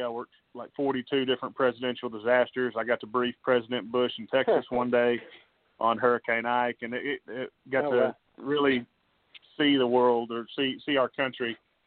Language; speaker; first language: English; native; English